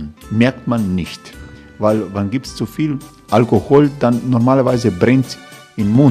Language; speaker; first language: German; non-native, learner; Croatian